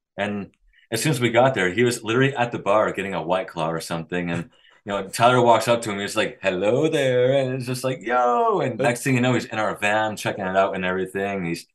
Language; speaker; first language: English; native; English